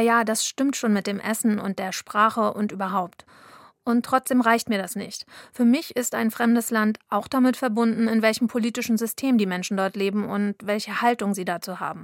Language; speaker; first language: German; native; German